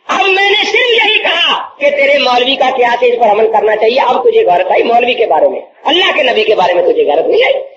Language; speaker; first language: Urdu; native; Urdu